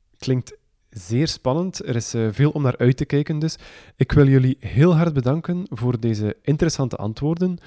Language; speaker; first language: Dutch; native; Dutch